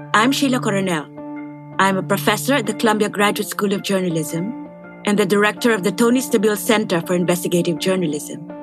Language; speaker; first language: English; non-native, local second language; Filipino